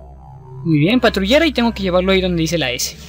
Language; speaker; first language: Spanish; native; Spanish